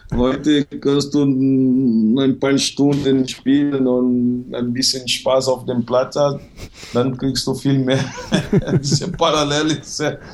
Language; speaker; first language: German; non-native, fluent; Portuguese